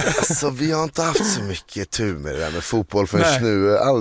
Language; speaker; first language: Swedish; native; Swedish